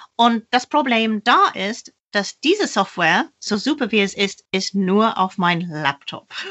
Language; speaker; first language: German; non-native, fluent; English